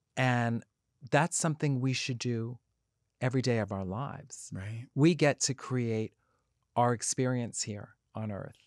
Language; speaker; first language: English; native; English